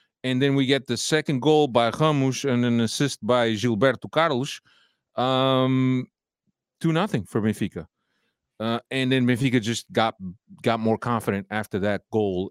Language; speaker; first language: English; native; English